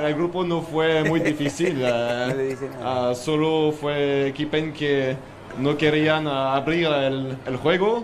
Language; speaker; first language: Spanish; non-native, learner; French